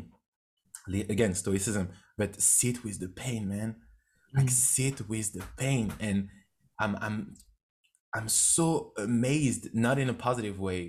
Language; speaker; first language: English; non-native, fluent; French